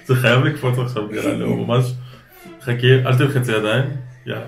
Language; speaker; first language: Hebrew; native; Hebrew